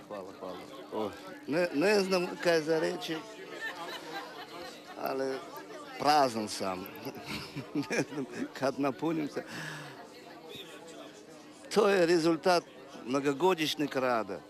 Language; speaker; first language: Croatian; non-native, fluent; Russian